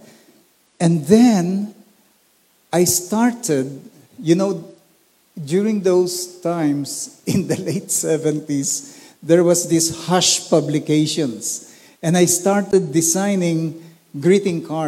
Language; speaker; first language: English; non-native, local second language; Filipino